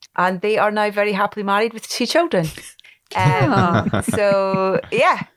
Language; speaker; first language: English; native; English